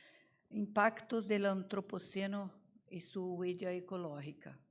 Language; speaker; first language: Spanish; non-native, learner; Portuguese